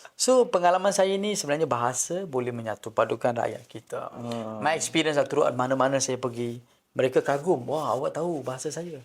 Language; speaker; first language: Malay; non-native, local second language; Tamil